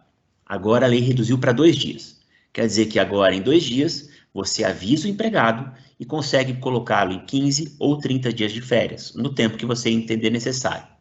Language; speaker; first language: Portuguese; native; Portuguese